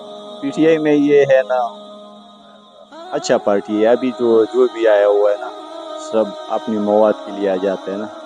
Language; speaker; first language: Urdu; non-native, local second language; Pashto